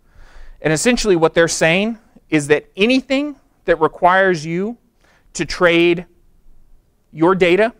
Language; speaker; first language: English; native; English